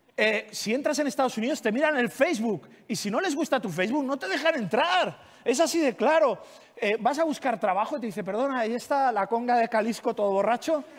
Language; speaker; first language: Spanish; non-native, local second language; Catalan